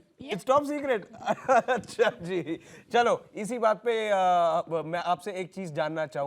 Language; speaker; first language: Hindi; native; Hindi